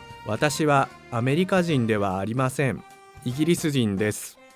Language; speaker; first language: Japanese; non-native, learner; English